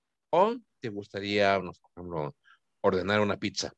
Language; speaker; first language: Spanish; native; Spanish